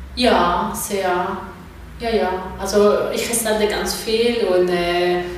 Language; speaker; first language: German; non-native, fluent; Spanish